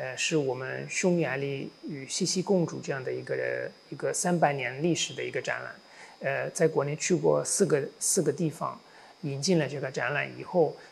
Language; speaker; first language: Chinese; non-native, fluent; Hungarian